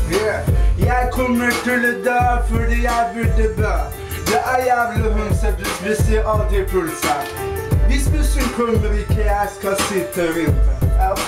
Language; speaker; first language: Norwegian; non-native, local second language; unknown